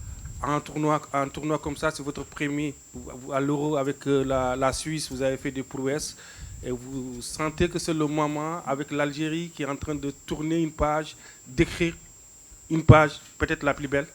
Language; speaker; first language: French; native; French